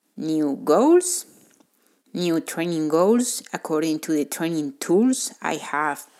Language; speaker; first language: English; non-native, fluent; Spanish